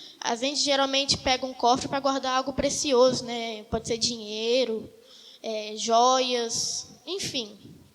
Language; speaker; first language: Portuguese; native; Portuguese